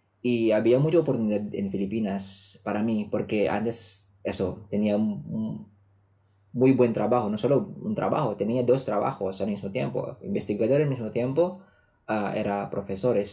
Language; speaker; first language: Spanish; non-native, fluent; Filipino